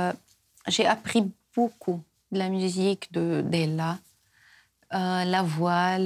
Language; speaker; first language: French; non-native, fluent; Arabic